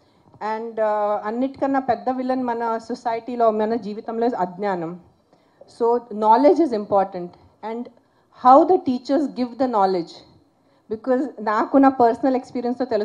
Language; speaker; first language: Telugu; non-native, local second language; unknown